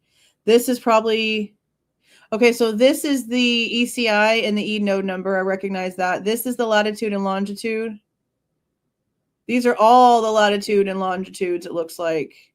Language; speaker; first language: English; native; English